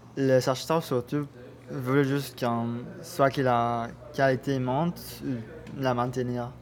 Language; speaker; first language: French; non-native, learner; Spanish